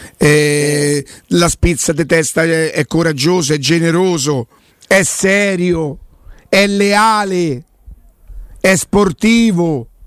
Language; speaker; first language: Italian; native; Italian